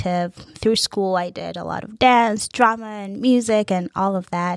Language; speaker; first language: English; non-native, local second language; Ganda